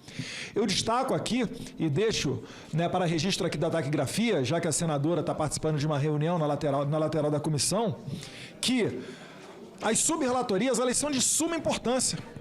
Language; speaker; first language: Portuguese; native; Portuguese